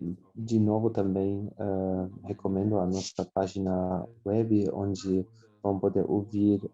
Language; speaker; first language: Portuguese; non-native, fluent; German